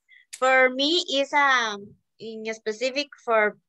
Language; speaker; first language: English; non-native, learner; Spanish